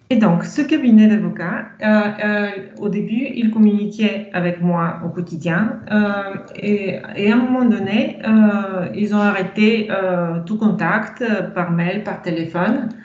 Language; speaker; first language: French; non-native, fluent; Bulgarian